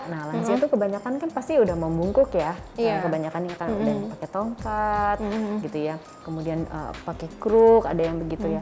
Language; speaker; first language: Indonesian; native; Indonesian